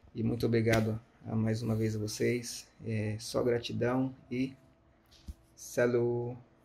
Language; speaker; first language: Portuguese; native; Portuguese